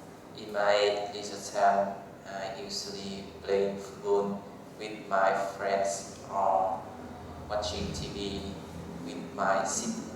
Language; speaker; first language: English; non-native, learner; Vietnamese